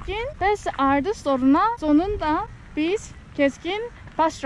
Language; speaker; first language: Turkish; non-native, learner; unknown